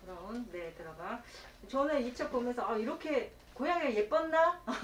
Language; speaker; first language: Korean; native; Korean